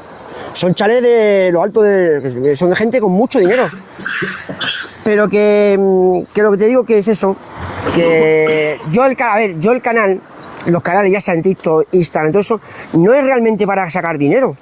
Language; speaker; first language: Spanish; native; Spanish